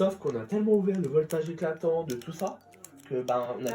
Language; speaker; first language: French; native; French